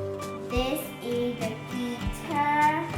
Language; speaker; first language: English; non-native, learner; Vietnamese